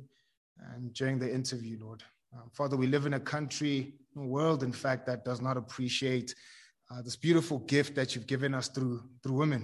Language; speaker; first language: English; non-native, local second language; Zulu